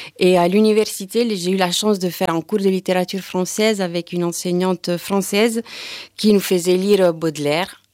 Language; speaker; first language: French; non-native, fluent; Italian